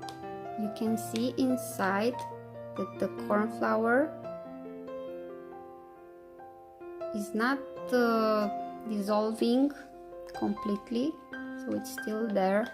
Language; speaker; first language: English; non-native, fluent; Romanian